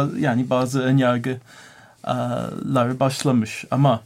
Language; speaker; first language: Turkish; non-native, learner; English